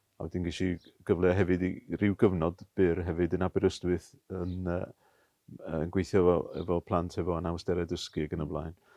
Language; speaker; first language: Welsh; native; Welsh